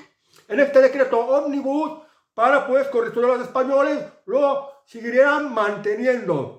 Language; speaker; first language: Spanish; native; Spanish